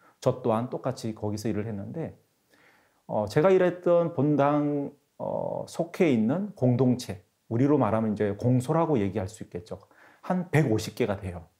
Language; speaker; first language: Korean; native; Korean